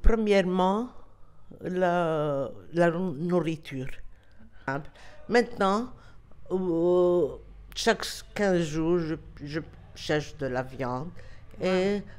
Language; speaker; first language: French; non-native, local second language; Arabic